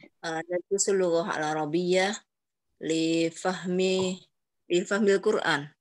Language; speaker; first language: Arabic; non-native, learner; Indonesian